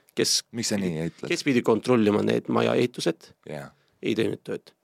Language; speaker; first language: Estonian; non-native, fluent; Turkish